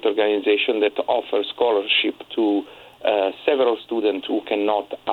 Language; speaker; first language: English; non-native, fluent; Italian